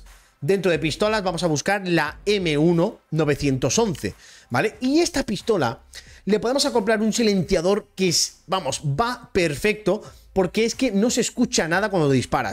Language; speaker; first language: Spanish; native; Spanish